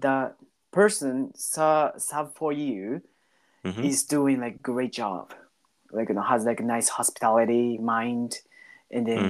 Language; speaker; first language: English; non-native, learner; Japanese